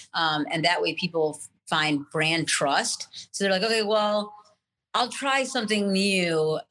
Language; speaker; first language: English; native; English